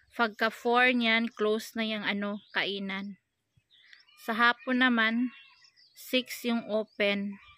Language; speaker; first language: Filipino; native; Filipino